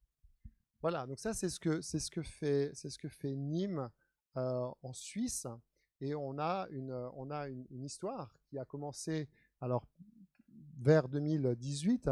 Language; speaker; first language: French; native; French